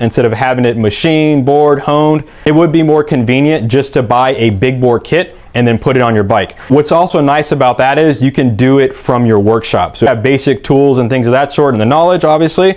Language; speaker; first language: English; native; English